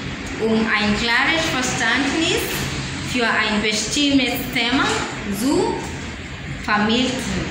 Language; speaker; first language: German; non-native, learner; English